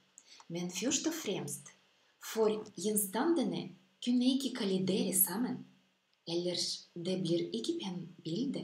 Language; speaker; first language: Norwegian; non-native, fluent; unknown